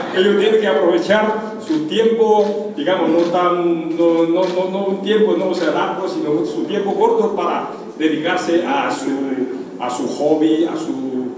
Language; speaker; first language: Spanish; non-native, fluent; Chinese